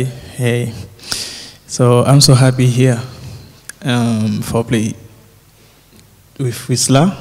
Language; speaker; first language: English; non-native, learner; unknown